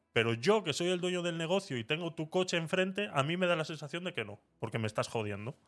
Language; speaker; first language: Spanish; native; Spanish